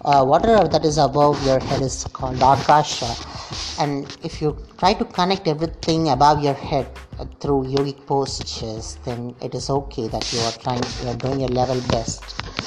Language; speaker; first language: English; non-native, local second language; Tamil